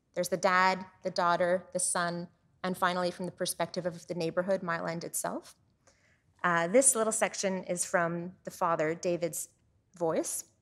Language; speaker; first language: English; native; English